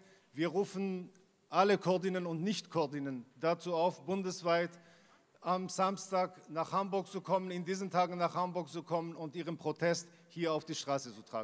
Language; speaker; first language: German; non-native, fluent; Kurdish